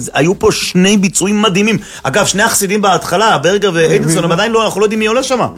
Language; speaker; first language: Hebrew; native; Hebrew